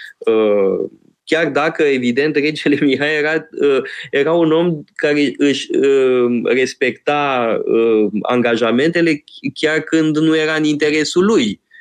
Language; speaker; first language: Romanian; native; Romanian